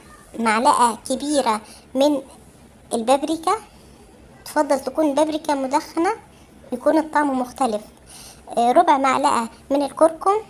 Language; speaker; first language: Arabic; native; Arabic